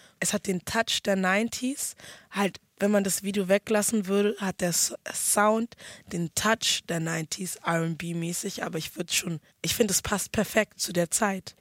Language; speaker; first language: German; early bilingual, other home language; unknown